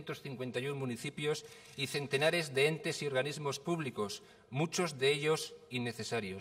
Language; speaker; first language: Spanish; native; Spanish